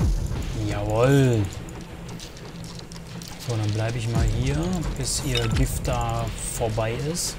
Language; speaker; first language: German; native; German